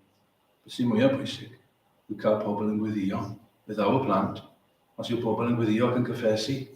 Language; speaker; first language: Welsh; native; Welsh